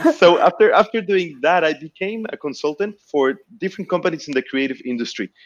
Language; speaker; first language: English; non-native, fluent; Spanish